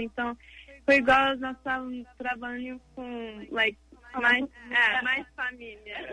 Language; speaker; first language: Portuguese; early bilingual, heritage; English